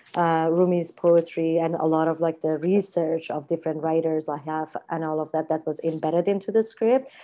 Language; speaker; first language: English; non-native, fluent; Persian